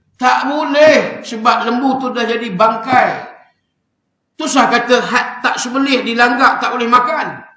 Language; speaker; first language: Malay; native; Malay